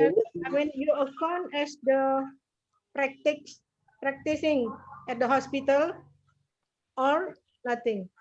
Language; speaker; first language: English; non-native, learner; Indonesian